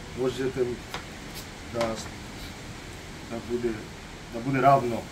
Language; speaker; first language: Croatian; non-native, learner; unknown